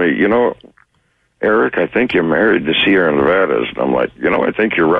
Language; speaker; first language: English; native; English